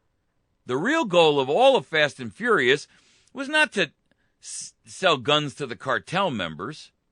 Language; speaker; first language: English; native; English